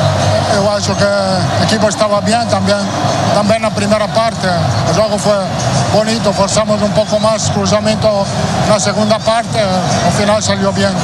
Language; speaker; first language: Portuguese; non-native, learner; Italian